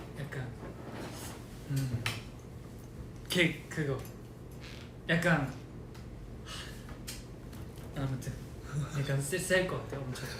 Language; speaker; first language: Korean; non-native, fluent; Japanese